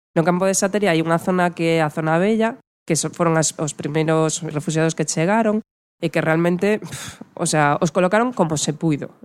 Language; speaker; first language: Galician; non-native, local second language; Spanish